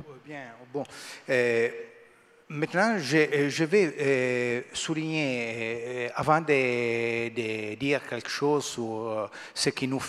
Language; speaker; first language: French; non-native, fluent; Italian